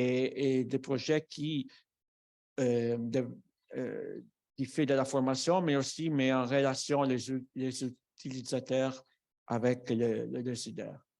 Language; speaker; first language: French; non-native, fluent; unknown